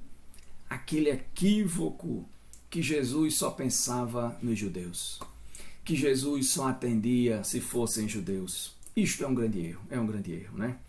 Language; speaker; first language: Portuguese; native; Portuguese